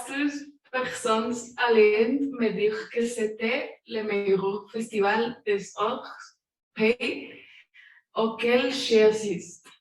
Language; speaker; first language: French; non-native, learner; Spanish